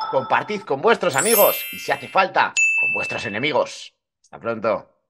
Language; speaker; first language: Spanish; native; Spanish